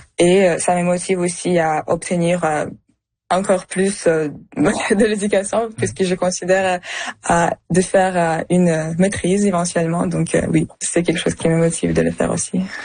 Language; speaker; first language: French; early bilingual, other home language; Russian